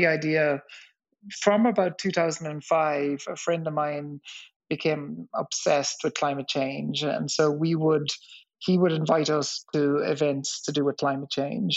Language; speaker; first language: English; native; English